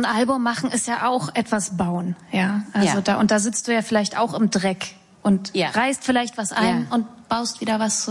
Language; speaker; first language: German; native; German